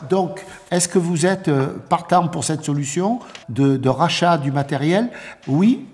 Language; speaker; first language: French; native; French